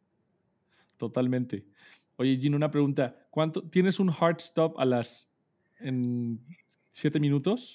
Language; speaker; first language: Spanish; native; Spanish